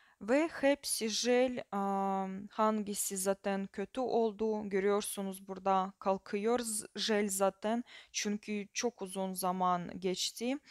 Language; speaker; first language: Turkish; non-native, fluent; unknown